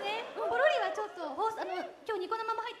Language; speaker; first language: Japanese; native; Japanese